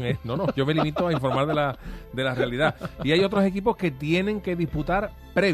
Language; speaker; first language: Spanish; native; Spanish